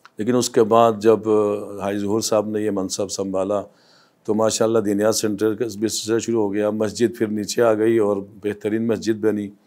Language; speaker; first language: Urdu; non-native, local second language; Balti